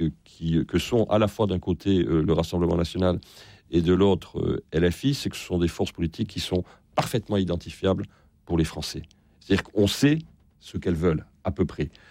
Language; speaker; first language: French; native; French